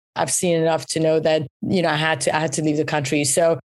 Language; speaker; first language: English; early bilingual, other home language; Persian